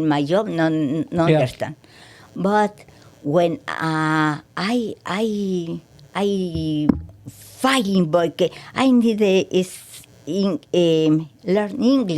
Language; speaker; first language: English; non-native, learner; Spanish